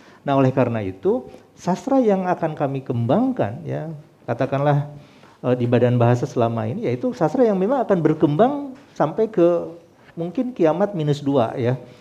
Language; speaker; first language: Indonesian; non-native, local second language; Sundanese